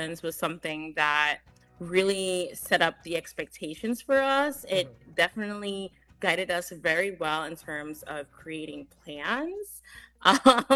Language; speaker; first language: English; non-native, local second language; Hiligaynon